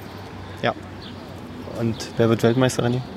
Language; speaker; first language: German; native; German